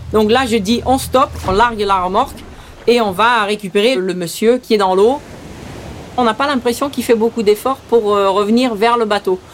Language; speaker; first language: French; early bilingual, other home language; Dutch